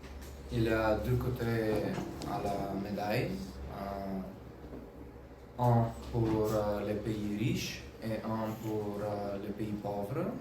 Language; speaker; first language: French; non-native, learner; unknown